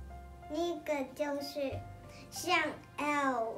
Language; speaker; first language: Chinese; early bilingual, heritage; Chinese